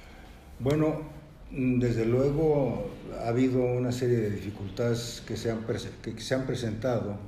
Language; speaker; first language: Spanish; native; Spanish